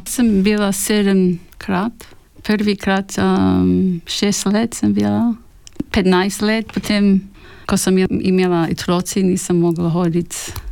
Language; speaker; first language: Slovenian; early bilingual, heritage; Slovenian